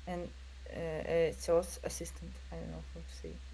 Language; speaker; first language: English; non-native, learner; Russian